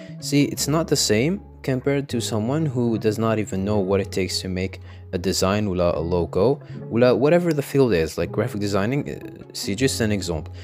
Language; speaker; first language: English; non-native, fluent; Arabic